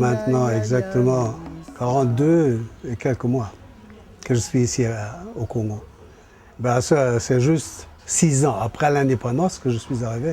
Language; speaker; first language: French; non-native, fluent; German